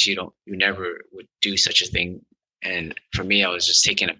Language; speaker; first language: English; early bilingual, other home language; Vietnamese